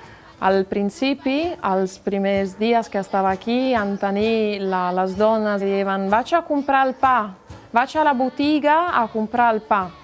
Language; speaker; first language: Catalan; non-native, local second language; German